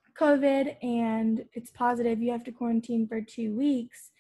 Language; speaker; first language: English; native; English